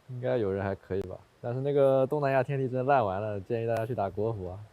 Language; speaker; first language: Chinese; native; Chinese